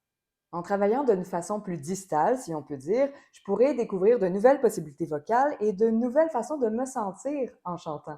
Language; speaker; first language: French; native; French